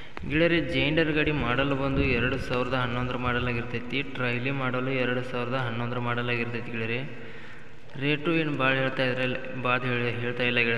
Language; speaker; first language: Kannada; native; Kannada